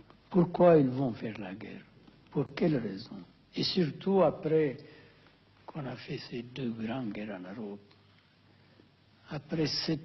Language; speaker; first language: French; non-native, fluent; Amharic